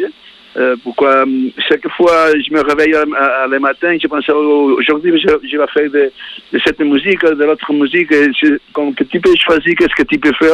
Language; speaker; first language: French; non-native, learner; Spanish